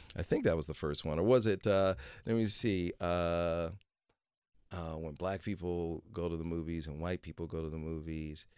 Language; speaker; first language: English; native; English